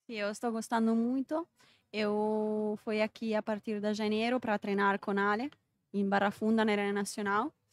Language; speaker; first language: Portuguese; non-native, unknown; Italian